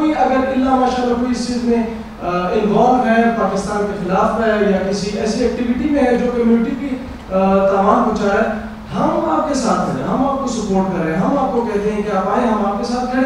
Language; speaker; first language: Urdu; non-native, local second language; Pashto